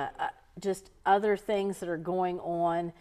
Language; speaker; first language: English; native; English